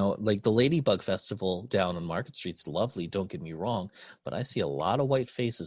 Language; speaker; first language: English; native; English